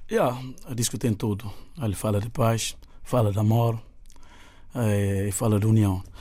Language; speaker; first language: Portuguese; non-native, local second language; Upper Guinea Crioulo